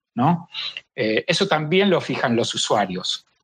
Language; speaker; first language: Spanish; native; Spanish